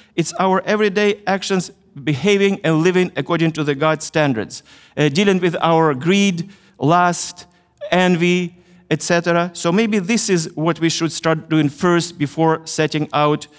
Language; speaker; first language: English; non-native, fluent; Russian